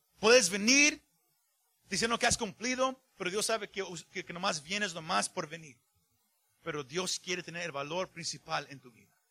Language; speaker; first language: Spanish; early bilingual, heritage; Spanish